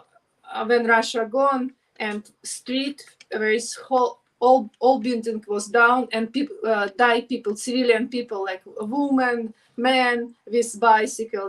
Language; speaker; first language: English; non-native, learner; Ukrainian